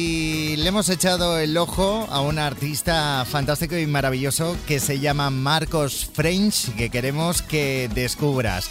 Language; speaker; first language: Spanish; native; Spanish